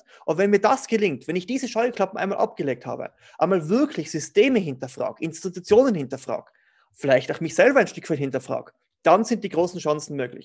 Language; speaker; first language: German; native; German